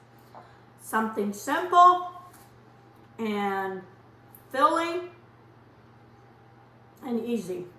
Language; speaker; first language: English; non-native, fluent; Portuguese